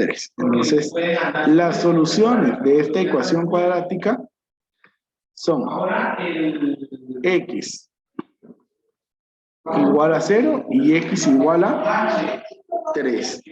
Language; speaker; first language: Spanish; native; Spanish